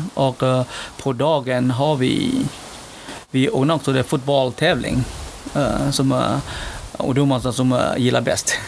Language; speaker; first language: Swedish; non-native, learner; S'gaw Karen